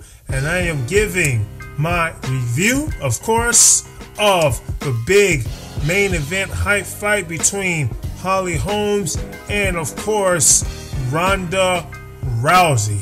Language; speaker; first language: English; native; English